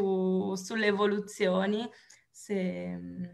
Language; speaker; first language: Italian; native; Italian